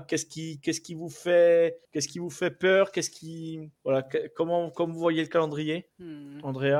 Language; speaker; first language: French; native; French